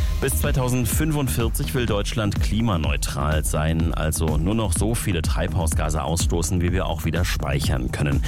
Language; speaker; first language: German; native; German